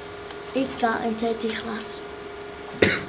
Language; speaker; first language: German; early bilingual, other home language; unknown